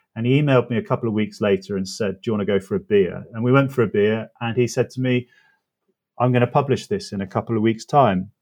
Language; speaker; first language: English; native; English